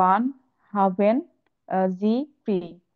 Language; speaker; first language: German; non-native, learner; Bangla